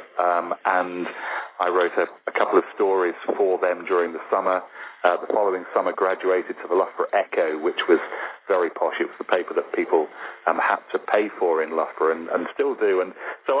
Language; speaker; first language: English; native; English